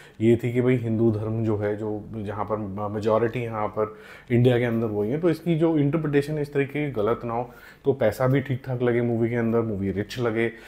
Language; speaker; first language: Hindi; non-native, local second language; Punjabi